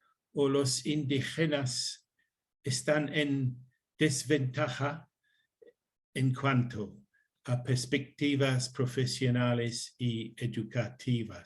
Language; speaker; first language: Spanish; non-native, learner; English